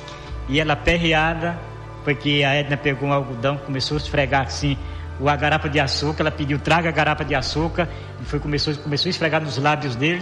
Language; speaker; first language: Portuguese; native; Portuguese